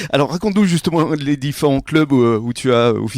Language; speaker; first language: French; native; French